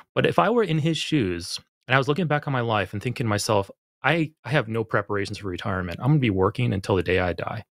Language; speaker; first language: English; native; English